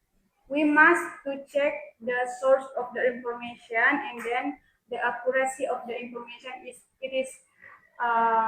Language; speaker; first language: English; non-native, learner; Indonesian